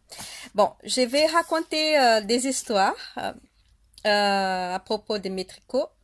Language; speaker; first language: French; non-native, fluent; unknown